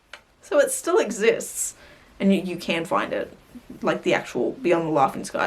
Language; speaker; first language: English; native; English